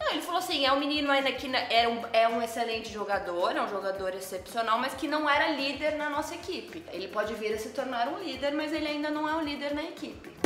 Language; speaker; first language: Portuguese; native; Portuguese